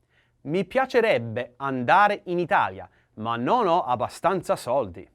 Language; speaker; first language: Italian; non-native, learner; English